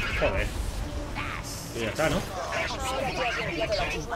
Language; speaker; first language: Spanish; native; Spanish